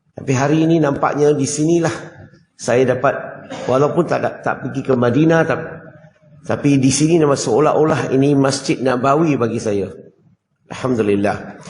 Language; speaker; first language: Malay; non-native, local second language; Chinese